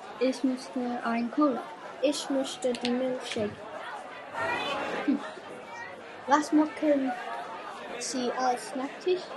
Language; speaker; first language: German; non-native, learner; English